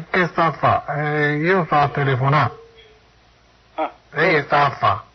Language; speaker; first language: Italian; native; Italian